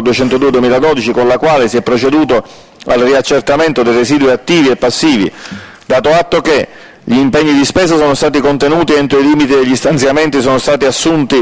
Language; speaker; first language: Italian; native; Italian